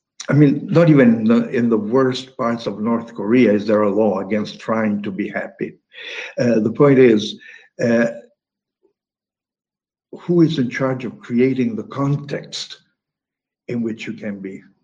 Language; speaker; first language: English; non-native, fluent; Italian